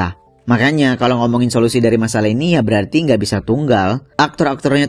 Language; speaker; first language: Indonesian; native; Indonesian